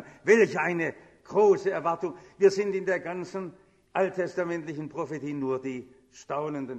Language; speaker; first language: German; native; German